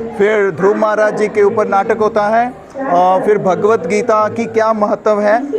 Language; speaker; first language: Hindi; non-native, local second language; Gujarati